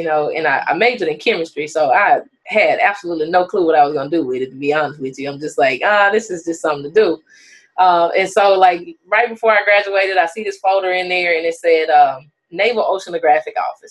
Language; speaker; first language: English; native; English